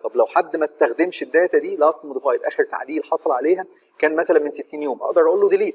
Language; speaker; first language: Arabic; native; Arabic